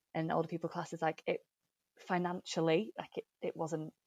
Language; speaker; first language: English; native; English